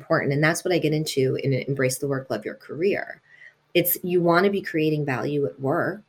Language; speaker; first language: English; early bilingual, other home language; Italian